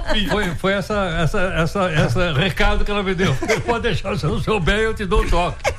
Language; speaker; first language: Portuguese; native; Portuguese